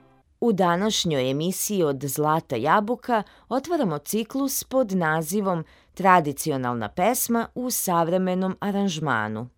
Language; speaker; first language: Serbian; native; Serbian